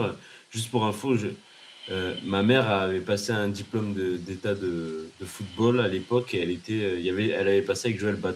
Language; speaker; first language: French; native; French